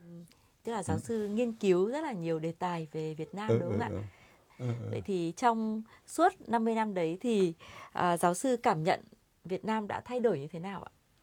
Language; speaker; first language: Vietnamese; native; Vietnamese